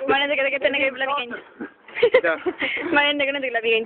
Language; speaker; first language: Estonian; native; Estonian